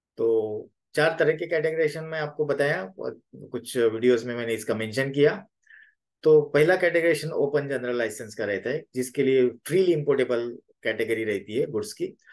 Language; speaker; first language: Hindi; native; Hindi